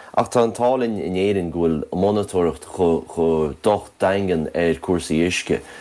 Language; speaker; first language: Irish; native; Irish